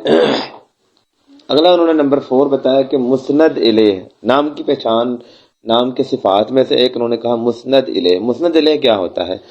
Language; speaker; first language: Urdu; non-native, local second language; Baluchi